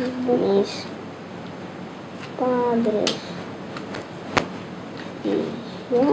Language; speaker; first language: Spanish; non-native, learner; Russian